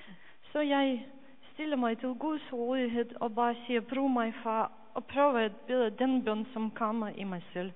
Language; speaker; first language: Danish; non-native, fluent; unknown